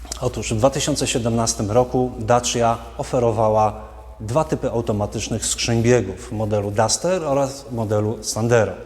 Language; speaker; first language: Polish; native; Polish